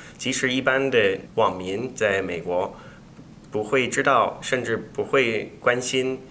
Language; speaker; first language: Chinese; non-native, fluent; English